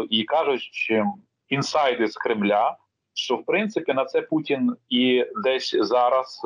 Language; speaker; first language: Ukrainian; native; Ukrainian